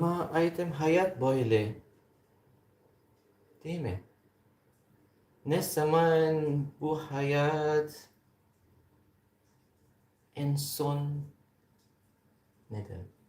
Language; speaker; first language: Turkish; non-native, learner; Filipino